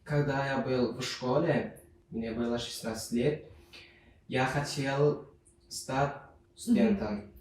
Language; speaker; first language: Russian; non-native, learner; Turkmen